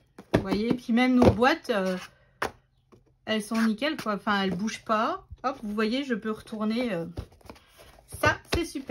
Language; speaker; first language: French; native; French